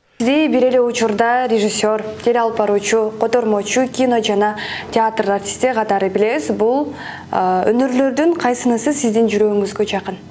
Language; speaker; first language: Kyrgyz; native; Kyrgyz